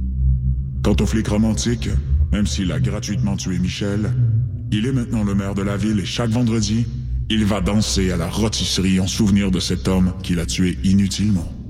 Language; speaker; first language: French; native; French